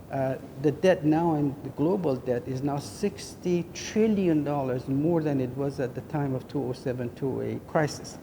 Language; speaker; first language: English; non-native, fluent; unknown